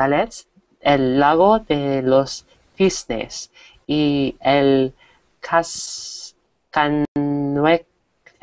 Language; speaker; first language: Spanish; non-native, learner; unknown